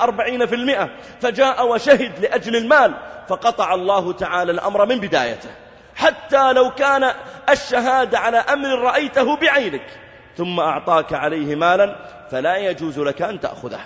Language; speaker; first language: Arabic; native; Arabic